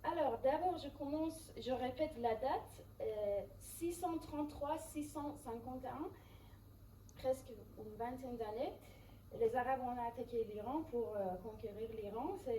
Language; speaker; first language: French; non-native, fluent; Persian